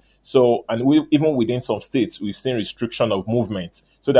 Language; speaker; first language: English; non-native, local second language; Yoruba